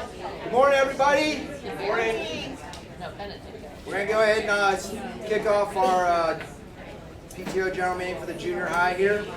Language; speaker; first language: English; native; English